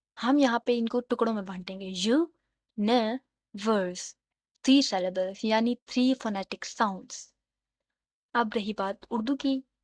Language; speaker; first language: Urdu; native; Urdu